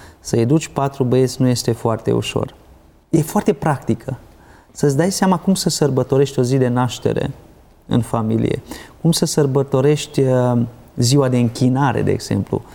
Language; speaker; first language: Romanian; non-native, local second language; Hungarian